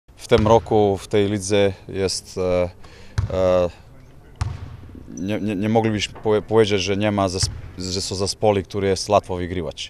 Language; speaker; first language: Polish; non-native, fluent; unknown